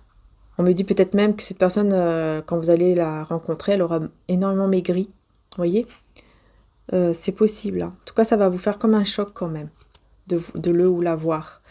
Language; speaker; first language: French; native; French